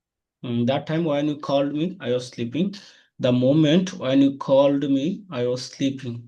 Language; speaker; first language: English; non-native, learner; Bangla